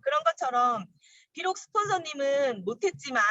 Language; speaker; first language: Korean; native; Korean